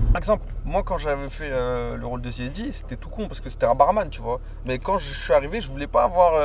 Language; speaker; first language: French; native; French